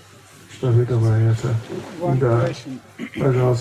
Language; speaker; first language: Russian; non-native, learner; English